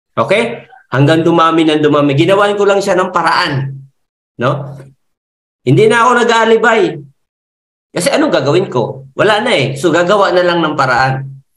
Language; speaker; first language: Filipino; non-native, local second language; Masbatenyo